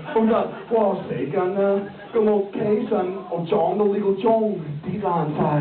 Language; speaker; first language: Cantonese; non-native, learner; English